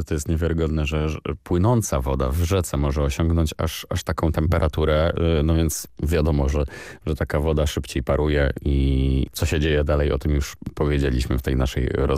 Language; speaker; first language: Polish; native; Polish